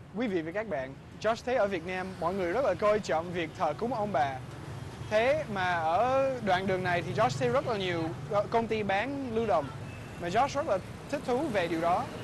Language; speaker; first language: Vietnamese; non-native, fluent; English